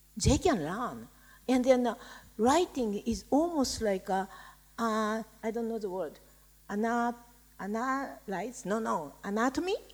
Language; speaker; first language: English; non-native, fluent; Japanese